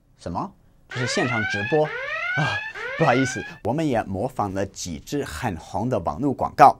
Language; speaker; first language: Chinese; non-native, fluent; English